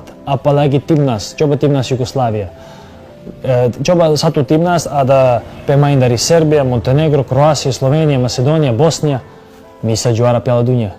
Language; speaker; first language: Indonesian; non-native, fluent; Serbian